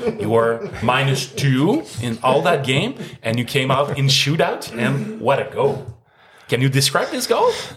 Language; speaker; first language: English; non-native, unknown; French